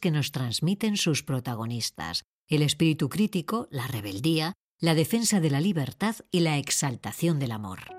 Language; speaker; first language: Spanish; native; Spanish